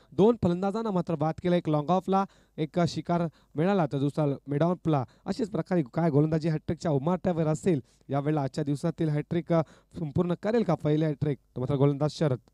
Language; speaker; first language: Marathi; native; Marathi